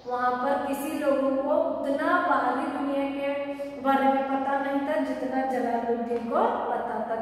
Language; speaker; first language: Hindi; non-native, local second language; Kannada